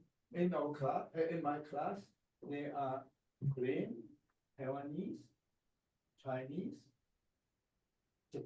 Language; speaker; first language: English; non-native, learner; Chinese